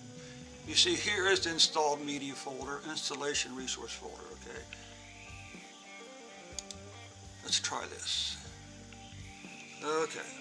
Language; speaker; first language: English; native; English